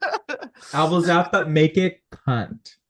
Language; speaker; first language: English; native; English